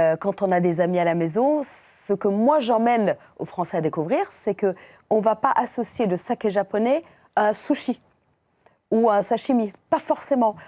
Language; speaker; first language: French; non-native, fluent; Persian